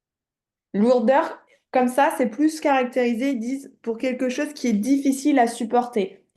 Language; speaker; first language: French; native; French